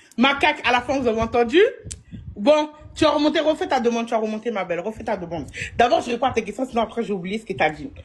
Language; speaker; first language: French; early bilingual, other home language; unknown